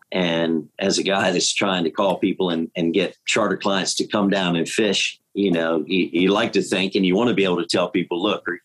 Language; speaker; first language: English; native; English